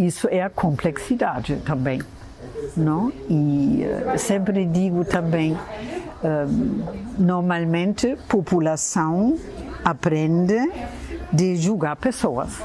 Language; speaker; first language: Portuguese; non-native, fluent; German